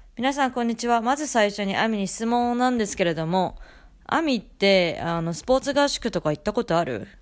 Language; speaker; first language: Japanese; native; Japanese